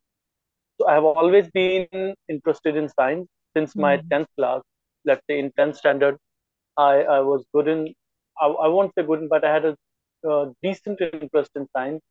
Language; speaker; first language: English; non-native, local second language; Punjabi